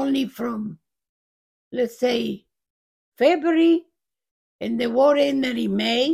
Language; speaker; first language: English; non-native, fluent; Italian